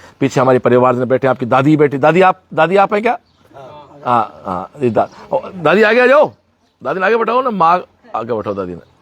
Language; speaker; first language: Hindi; native; Hindi